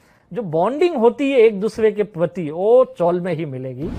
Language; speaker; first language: Hindi; native; Hindi